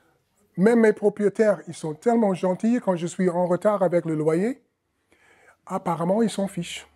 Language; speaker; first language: French; non-native, fluent; English